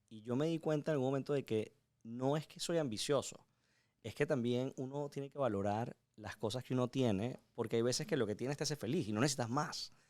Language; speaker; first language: Spanish; native; Spanish